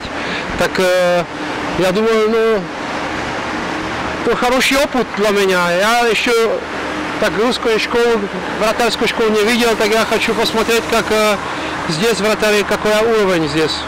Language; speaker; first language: Russian; non-native, learner; Czech